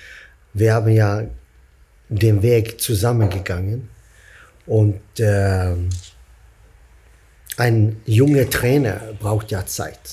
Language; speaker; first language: German; non-native, fluent; Swedish